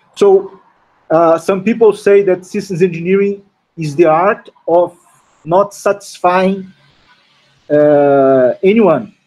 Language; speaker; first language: English; non-native, fluent; Portuguese